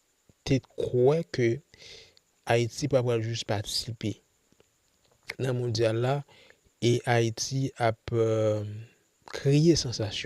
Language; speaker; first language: French; non-native, local second language; Haitian Creole